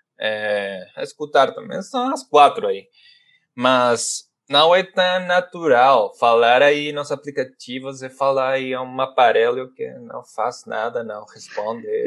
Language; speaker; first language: Portuguese; non-native, fluent; Spanish